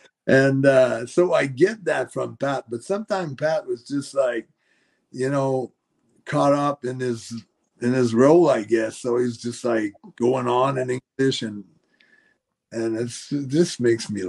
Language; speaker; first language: English; non-native, fluent; French